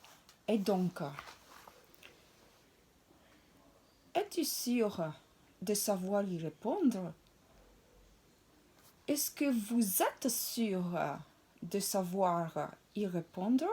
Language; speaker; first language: French; non-native, fluent; Italian